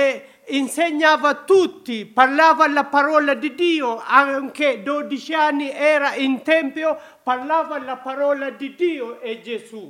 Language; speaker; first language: Italian; non-native, learner; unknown